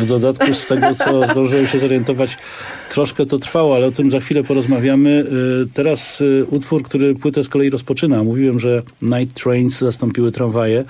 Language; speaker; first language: Polish; native; Polish